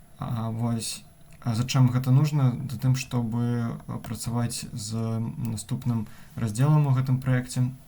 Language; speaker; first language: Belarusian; non-native, local second language; Russian